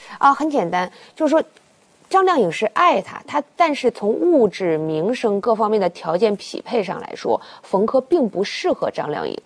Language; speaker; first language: Chinese; native; Chinese